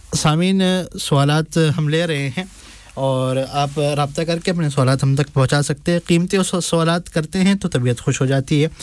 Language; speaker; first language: Urdu; native; Urdu